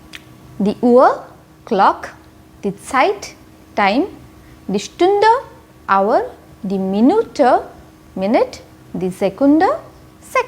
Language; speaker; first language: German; non-native, fluent; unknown